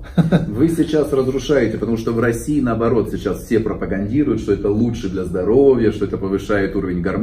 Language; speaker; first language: Russian; native; Russian